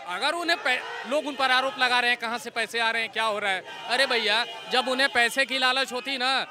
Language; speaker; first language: Hindi; native; Hindi